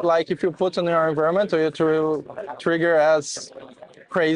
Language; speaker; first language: English; non-native, fluent; Portuguese